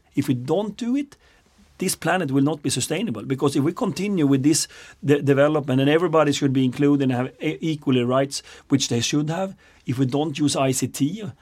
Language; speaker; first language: English; non-native, fluent; Swedish